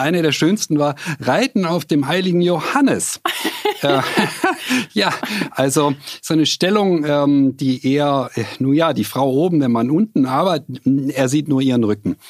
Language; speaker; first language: German; native; German